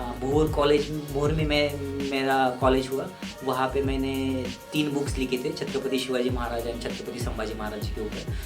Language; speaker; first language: Hindi; non-native, local second language; Marathi